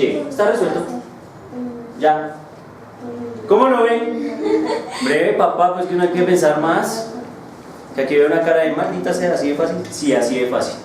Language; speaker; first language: Spanish; native; Spanish